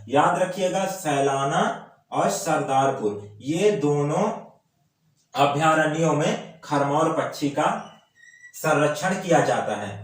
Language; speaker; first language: Hindi; native; Hindi